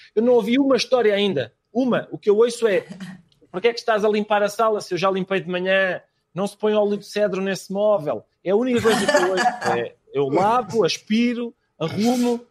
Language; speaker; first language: Portuguese; native; Portuguese